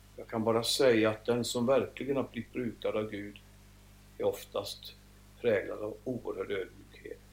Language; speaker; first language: Swedish; native; Swedish